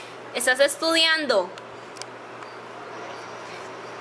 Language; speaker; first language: Spanish; early bilingual, other home language; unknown